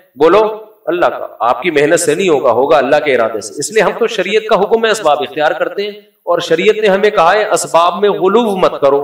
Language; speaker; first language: Urdu; native; Urdu